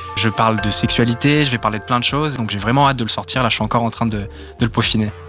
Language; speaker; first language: French; early bilingual, other home language; Serbian